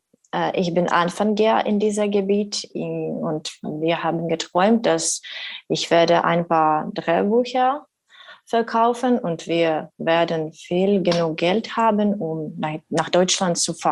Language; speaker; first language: German; non-native, learner; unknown